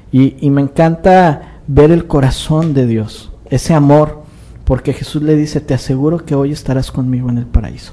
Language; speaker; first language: Spanish; native; Spanish